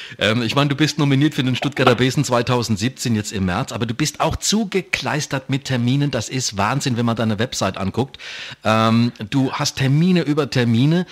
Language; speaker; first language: German; native; German